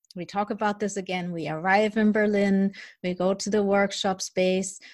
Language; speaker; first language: English; early bilingual, other home language; German